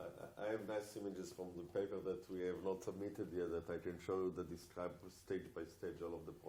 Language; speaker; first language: English; non-native, fluent; Hebrew